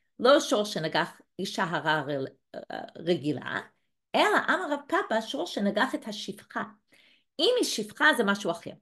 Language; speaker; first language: Hebrew; non-native, fluent; English